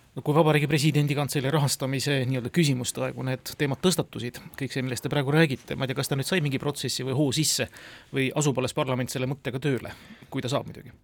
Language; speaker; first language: Estonian; native; Estonian